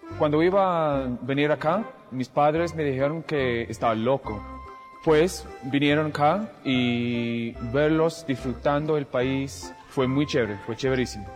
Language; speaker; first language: Spanish; non-native, fluent; English